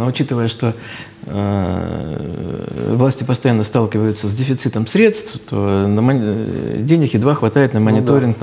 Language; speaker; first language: Russian; native; Russian